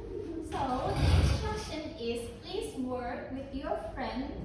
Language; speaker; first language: English; non-native, fluent; Indonesian